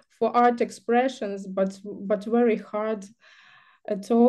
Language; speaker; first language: English; non-native, learner; Ukrainian